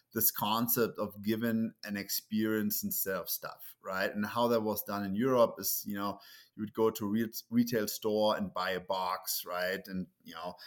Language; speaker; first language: English; non-native, fluent; German